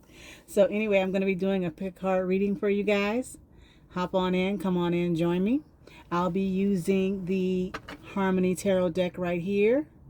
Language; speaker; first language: English; native; English